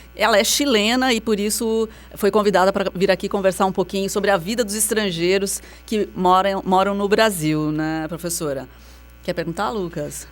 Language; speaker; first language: Portuguese; native; Portuguese